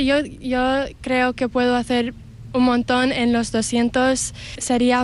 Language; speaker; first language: Spanish; early bilingual, heritage; English